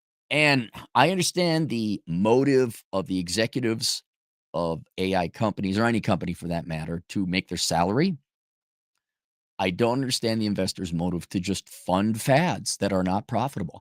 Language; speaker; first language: English; native; English